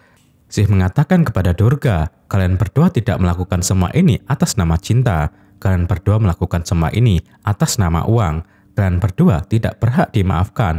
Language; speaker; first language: Indonesian; native; Indonesian